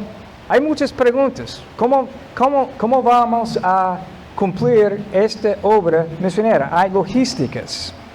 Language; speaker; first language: Spanish; non-native, fluent; English